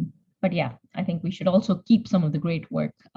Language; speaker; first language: English; non-native, local second language; Punjabi